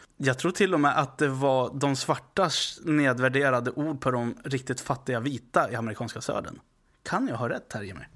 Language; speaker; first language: Swedish; native; Swedish